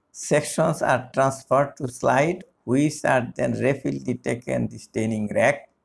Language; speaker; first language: English; non-native, local second language; Bangla